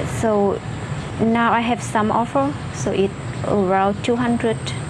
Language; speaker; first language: English; non-native, fluent; Vietnamese